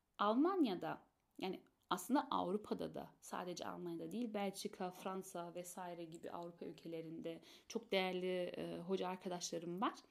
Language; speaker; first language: Turkish; early bilingual, heritage; Turkish